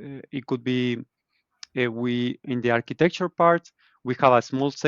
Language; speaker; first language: English; non-native, fluent; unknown